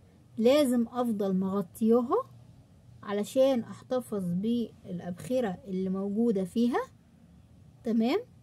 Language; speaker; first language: Arabic; native; Arabic